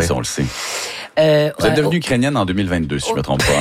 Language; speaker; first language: French; native; French